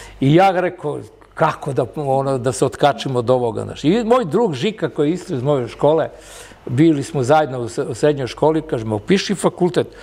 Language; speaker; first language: Serbian; early bilingual, other home language; Italian